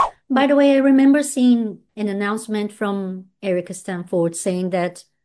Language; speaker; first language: English; non-native, fluent; Portuguese